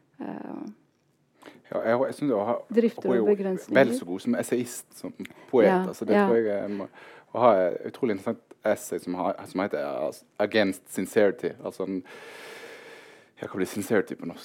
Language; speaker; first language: Norwegian; native; Norwegian